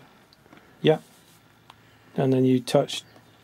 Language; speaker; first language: English; native; English